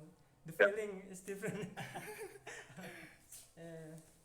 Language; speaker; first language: English; non-native, learner; Indonesian